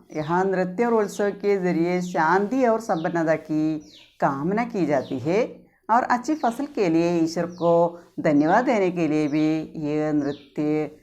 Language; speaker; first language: Hindi; non-native, local second language; Malayalam